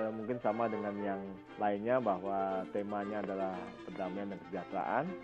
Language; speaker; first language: Indonesian; native; Indonesian